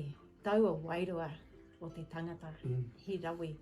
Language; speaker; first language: Māori; non-native, local second language; English